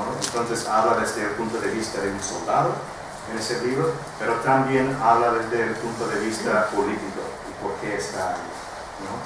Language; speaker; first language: Spanish; non-native, fluent; English